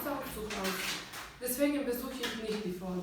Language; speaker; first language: German; non-native, fluent; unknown